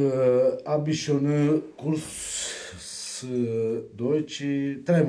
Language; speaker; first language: German; non-native, learner; Romanian